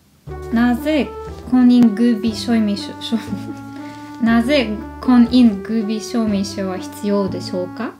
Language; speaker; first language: Japanese; non-native, learner; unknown